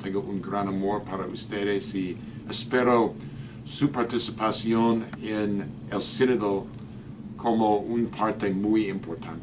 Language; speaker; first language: Spanish; non-native, fluent; English